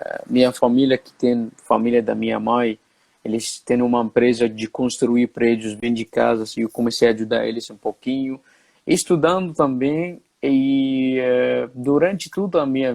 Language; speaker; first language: Portuguese; non-native, fluent; Arabic